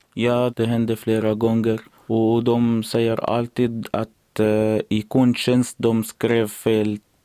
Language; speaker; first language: Swedish; non-native, learner; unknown